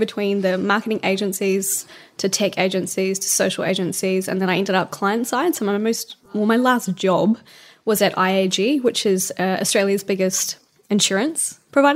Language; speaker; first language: English; native; English